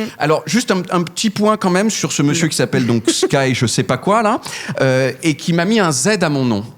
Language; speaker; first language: French; native; French